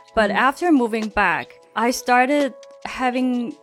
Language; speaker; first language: English; non-native, fluent; Chinese